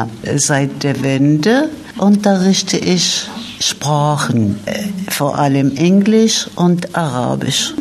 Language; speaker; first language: German; non-native, fluent; Arabic